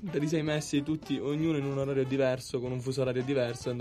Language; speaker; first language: Italian; native; Italian